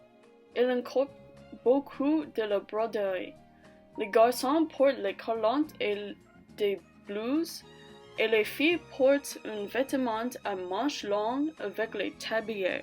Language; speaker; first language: French; non-native, learner; English